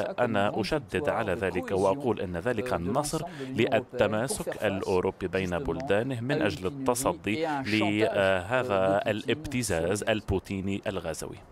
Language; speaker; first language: Arabic; non-native, fluent; French